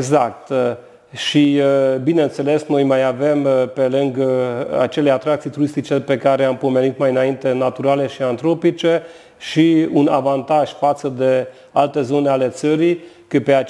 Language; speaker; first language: Romanian; non-native, local second language; Hungarian